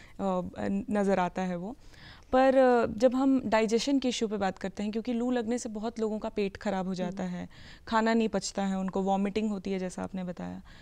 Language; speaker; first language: Hindi; native; Hindi